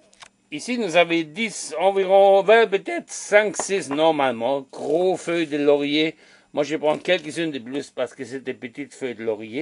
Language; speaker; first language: French; non-native, learner; German